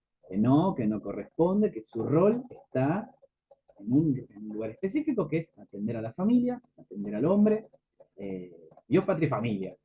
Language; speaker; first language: Spanish; native; Spanish